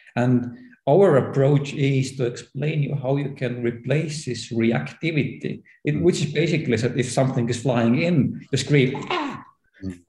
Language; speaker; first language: English; non-native, fluent; Estonian